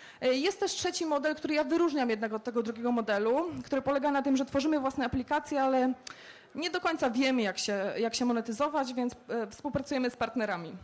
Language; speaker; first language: Polish; native; Polish